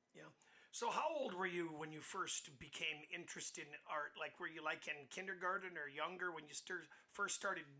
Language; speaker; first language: English; native; English